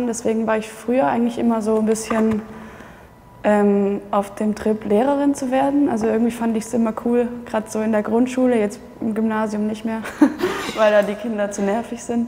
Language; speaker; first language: German; native; German